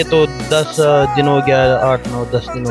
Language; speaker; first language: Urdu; non-native, local second language; Pashto